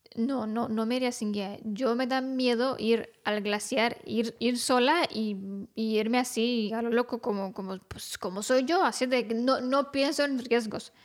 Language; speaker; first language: Spanish; non-native, fluent; Romanian